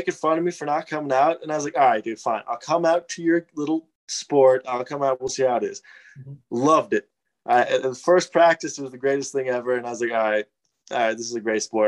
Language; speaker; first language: English; native; English